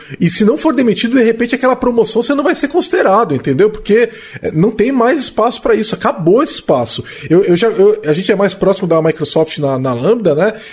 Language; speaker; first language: Portuguese; native; Portuguese